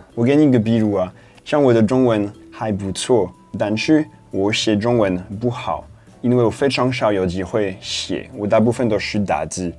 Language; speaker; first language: Chinese; non-native, fluent; French